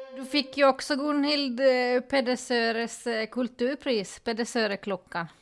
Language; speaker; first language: Swedish; native; Swedish